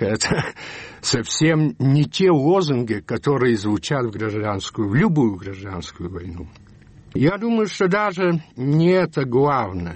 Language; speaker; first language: Russian; early bilingual, heritage; Russian